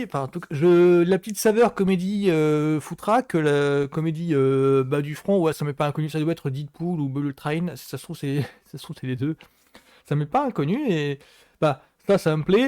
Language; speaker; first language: French; native; French